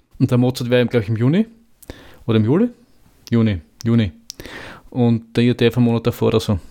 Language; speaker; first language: German; native; German